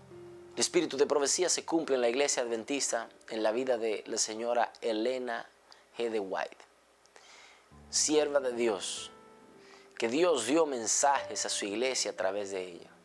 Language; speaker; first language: Spanish; native; Spanish